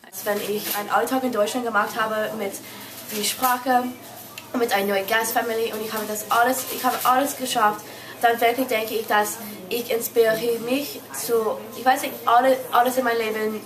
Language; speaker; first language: German; non-native, learner; English